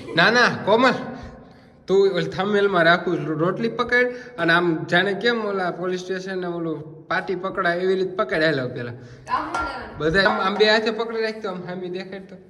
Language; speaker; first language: Gujarati; native; Gujarati